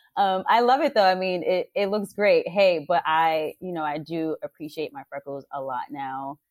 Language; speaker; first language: English; native; English